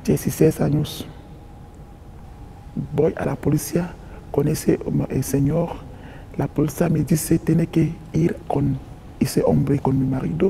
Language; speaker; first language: Spanish; non-native, learner; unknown